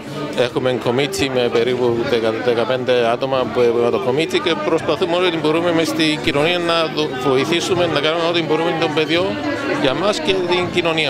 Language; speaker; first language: Greek; early bilingual, heritage; Greek